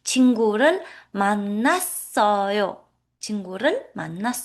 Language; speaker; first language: Korean; non-native, fluent; Uzbek